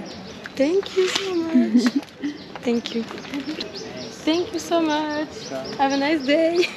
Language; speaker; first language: English; non-native, learner; French